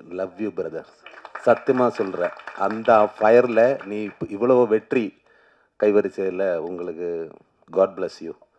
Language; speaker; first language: Tamil; non-native, learner; Malayalam